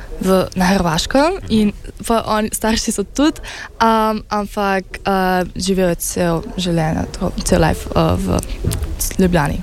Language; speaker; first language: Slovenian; early bilingual, heritage; German